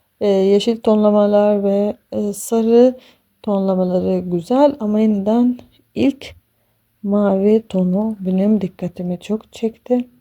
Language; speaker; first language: Turkish; non-native, fluent; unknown